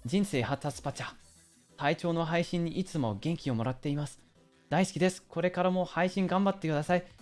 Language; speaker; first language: Japanese; early bilingual, other home language; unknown